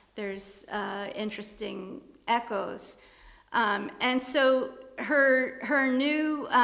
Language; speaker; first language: English; native; English